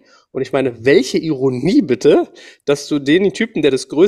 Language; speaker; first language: German; native; German